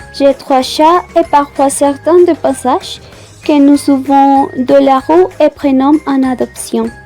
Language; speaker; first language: French; non-native, fluent; Spanish